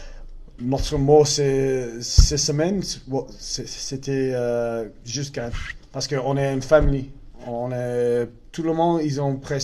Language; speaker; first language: French; non-native, learner; English